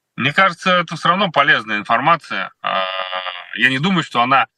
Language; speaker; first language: Russian; native; Russian